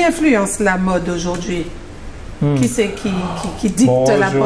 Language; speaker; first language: French; native; French